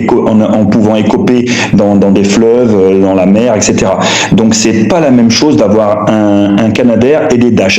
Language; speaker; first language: French; native; French